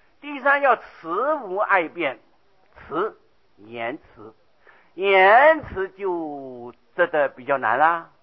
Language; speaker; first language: Chinese; non-native, local second language; Hakka Chinese